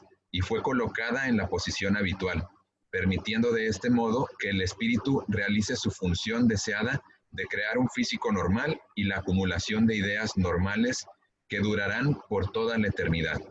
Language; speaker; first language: Spanish; native; Spanish